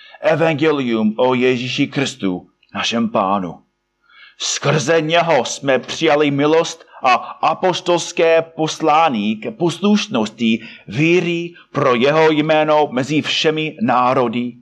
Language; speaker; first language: Czech; non-native, fluent; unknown